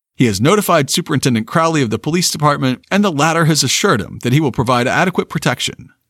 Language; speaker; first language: English; native; English